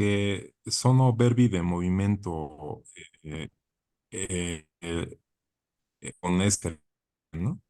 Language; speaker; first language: Italian; non-native, learner; Spanish